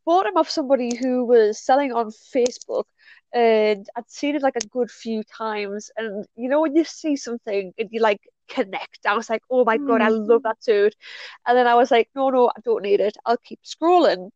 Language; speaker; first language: English; native; English